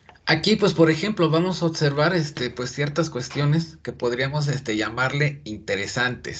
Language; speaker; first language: Spanish; native; Spanish